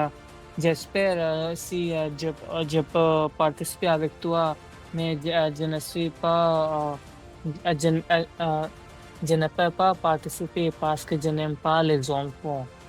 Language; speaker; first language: French; non-native, learner; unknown